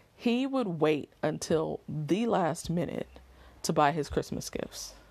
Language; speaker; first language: English; native; English